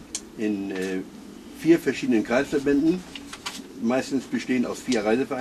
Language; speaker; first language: German; native; German